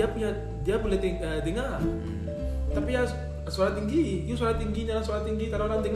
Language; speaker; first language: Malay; non-native, learner; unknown